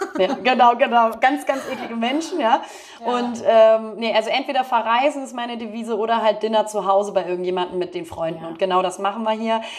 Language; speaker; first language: German; native; German